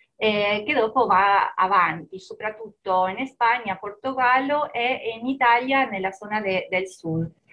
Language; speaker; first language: Italian; non-native, fluent; Spanish